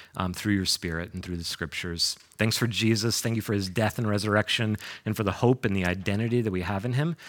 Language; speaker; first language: English; native; English